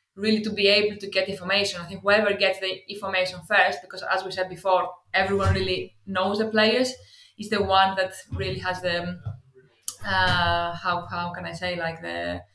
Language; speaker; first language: English; non-native, fluent; Greek